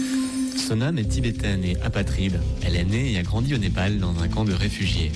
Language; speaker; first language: French; native; French